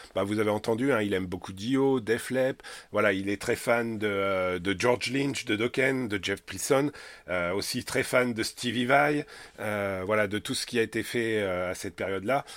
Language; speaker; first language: French; native; French